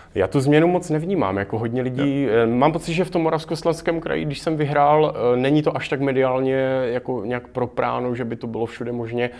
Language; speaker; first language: Czech; native; Czech